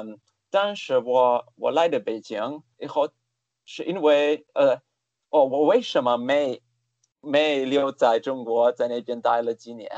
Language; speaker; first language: Chinese; non-native, fluent; German